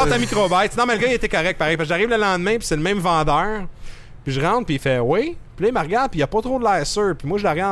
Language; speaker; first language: French; native; French